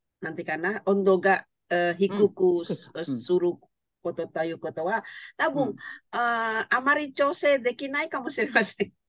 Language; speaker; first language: Japanese; non-native, learner; Indonesian